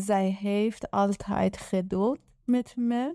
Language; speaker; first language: Dutch; non-native, learner; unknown